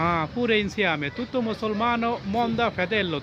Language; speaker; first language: Italian; non-native, learner; Bangla